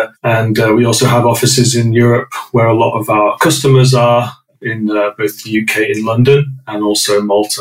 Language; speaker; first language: English; native; English